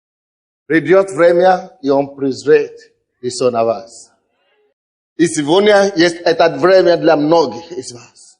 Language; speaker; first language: Russian; non-native, fluent; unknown